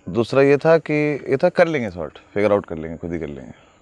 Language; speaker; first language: Hindi; native; Hindi